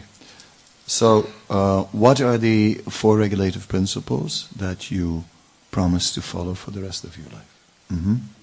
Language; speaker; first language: English; non-native, local second language; Dutch